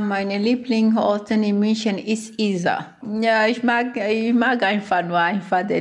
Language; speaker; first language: German; non-native, learner; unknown